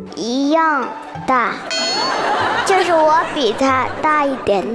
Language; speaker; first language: Chinese; early bilingual, heritage; Chinese